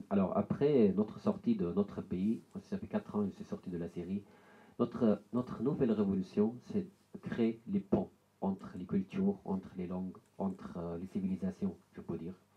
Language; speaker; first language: French; non-native, learner; Arabic